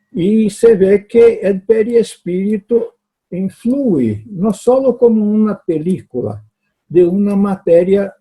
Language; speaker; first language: Spanish; non-native, fluent; Portuguese